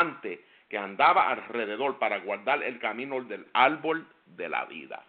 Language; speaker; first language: Spanish; native; Spanish